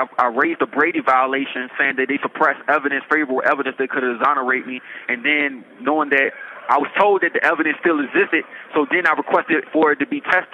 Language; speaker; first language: English; native; English